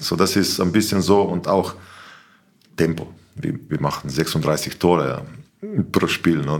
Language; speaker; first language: German; non-native, learner; Slovenian